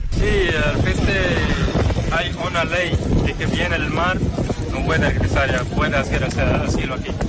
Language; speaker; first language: Spanish; non-native, learner; Arabic